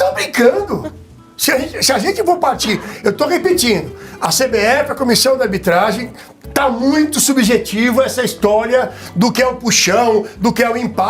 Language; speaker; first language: Portuguese; native; Portuguese